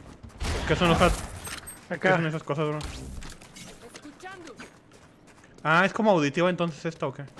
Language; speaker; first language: Spanish; native; Spanish